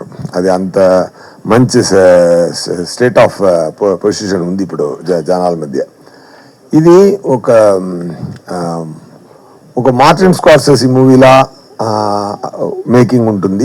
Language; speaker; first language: Telugu; non-native, fluent; Tamil